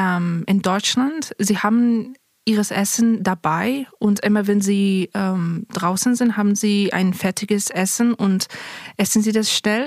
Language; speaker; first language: German; non-native, fluent; Persian